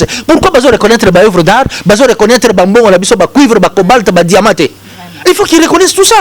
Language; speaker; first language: French; non-native, local second language; Lingala